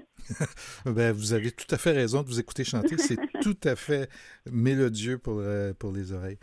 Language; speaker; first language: French; native; French